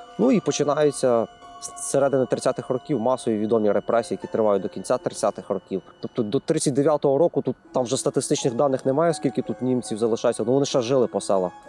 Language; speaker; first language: Ukrainian; native; Ukrainian